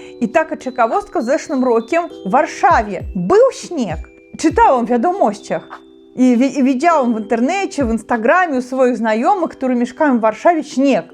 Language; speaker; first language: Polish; non-native, learner; Russian